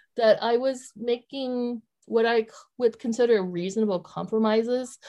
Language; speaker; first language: English; early bilingual, other home language; Vietnamese